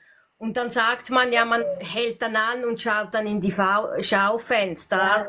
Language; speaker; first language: German; native; German